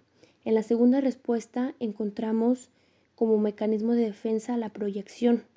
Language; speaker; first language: Spanish; native; Spanish